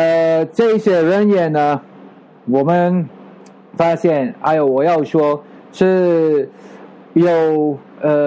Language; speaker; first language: Chinese; non-native, fluent; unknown